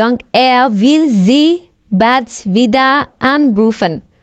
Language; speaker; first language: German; non-native, fluent; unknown